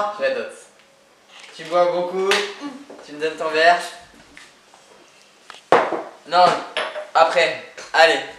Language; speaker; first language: French; native; French